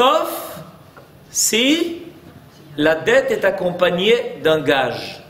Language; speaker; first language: French; native; French